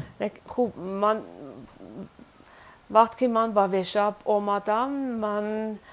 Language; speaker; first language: Persian; non-native, learner; Swiss German